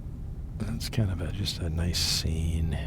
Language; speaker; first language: English; native; English